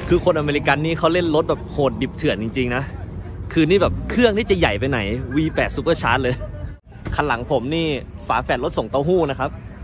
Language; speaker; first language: Thai; native; Thai